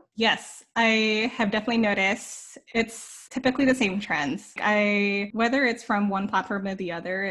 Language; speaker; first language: English; native; English